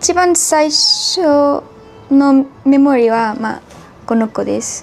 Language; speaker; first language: Japanese; non-native, learner; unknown